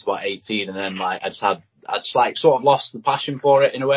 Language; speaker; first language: English; non-native, local second language; Welsh